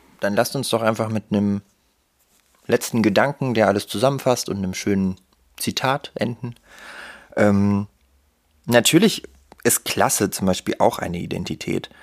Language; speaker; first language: German; early bilingual, other home language; Russian